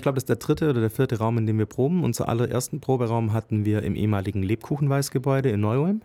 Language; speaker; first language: German; native; German